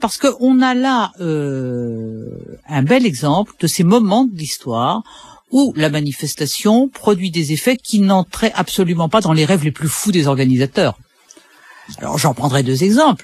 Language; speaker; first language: French; native; French